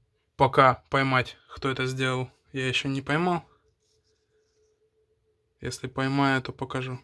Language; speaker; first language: Russian; native; Russian